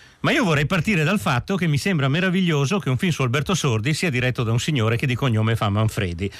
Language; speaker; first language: Italian; native; Italian